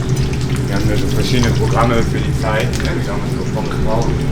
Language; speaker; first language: German; native; German